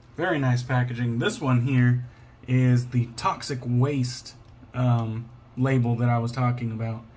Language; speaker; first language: English; native; English